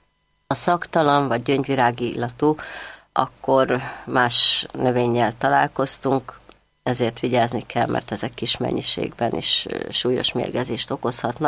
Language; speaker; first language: Hungarian; native; Hungarian